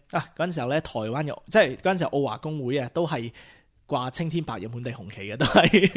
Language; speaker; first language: Cantonese; early bilingual, heritage; Cantonese